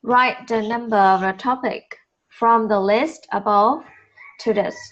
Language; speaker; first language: English; non-native, fluent; Vietnamese